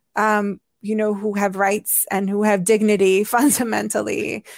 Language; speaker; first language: English; non-native, fluent; Hungarian